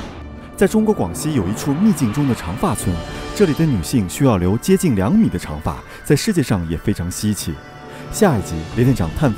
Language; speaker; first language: Chinese; native; Chinese